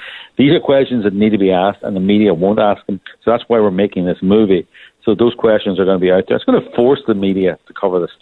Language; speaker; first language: English; native; English